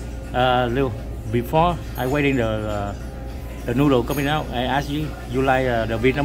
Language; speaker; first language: English; non-native, learner; Vietnamese